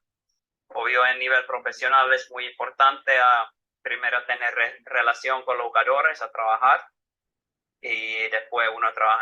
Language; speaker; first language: Spanish; non-native, fluent; Finnish